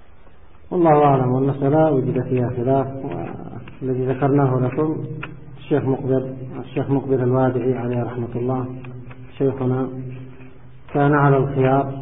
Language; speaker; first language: Arabic; native; Arabic